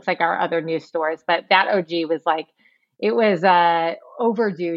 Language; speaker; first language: English; native; English